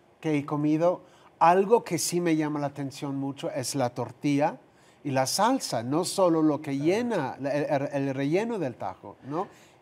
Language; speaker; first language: Spanish; non-native, fluent; English